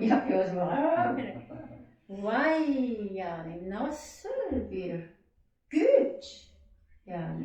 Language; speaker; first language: Turkish; non-native, learner; German